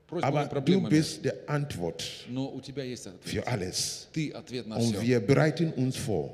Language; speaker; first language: German; non-native, learner; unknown